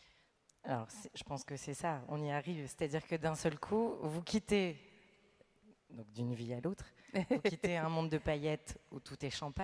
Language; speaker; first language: French; native; French